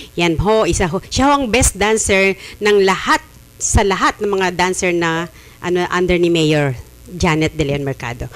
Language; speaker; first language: Filipino; native; Filipino